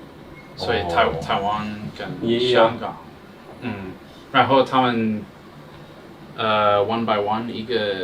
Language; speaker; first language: Chinese; non-native, learner; English